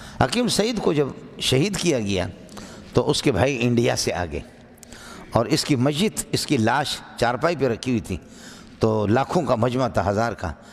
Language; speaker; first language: Urdu; non-native, local second language; Brahui